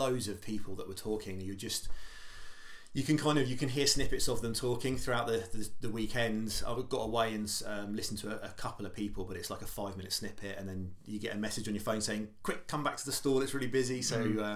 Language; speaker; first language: English; native; English